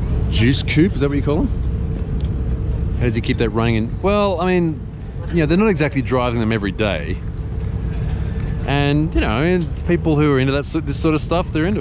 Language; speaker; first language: English; native; English